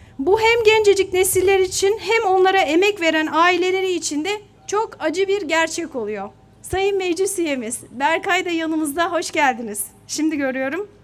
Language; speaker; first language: Turkish; native; Turkish